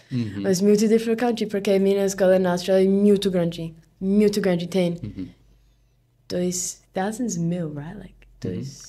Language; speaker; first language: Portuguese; non-native, learner; English